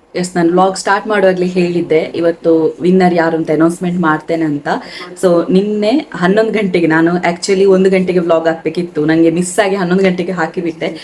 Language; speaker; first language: Kannada; non-native, local second language; Tulu